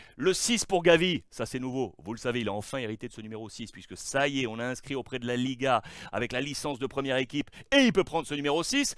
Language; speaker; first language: French; native; French